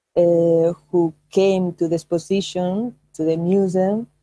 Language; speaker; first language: English; non-native, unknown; Catalan